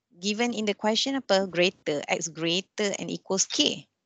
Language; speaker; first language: English; non-native, local second language; Malay